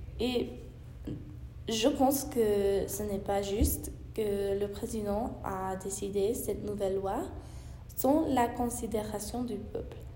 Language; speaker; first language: French; non-native, learner; English